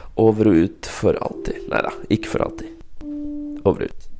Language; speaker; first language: Norwegian; native; Norwegian